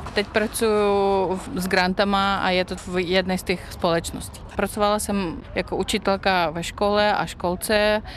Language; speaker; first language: Czech; non-native, fluent; Russian